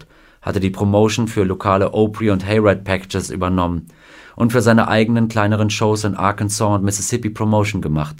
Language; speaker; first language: German; native; German